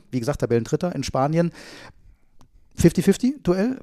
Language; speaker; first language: German; native; German